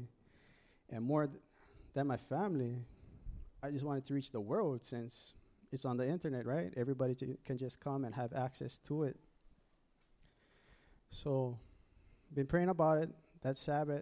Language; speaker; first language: English; native; English